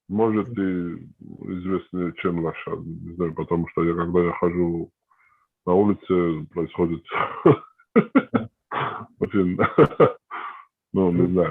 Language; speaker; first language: Russian; non-native, fluent; Georgian